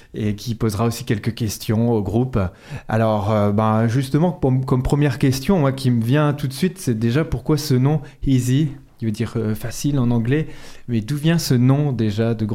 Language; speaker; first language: French; native; French